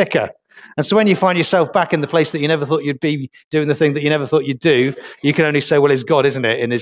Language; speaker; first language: English; native; English